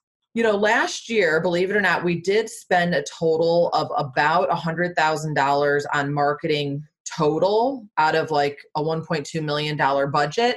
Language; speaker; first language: English; native; English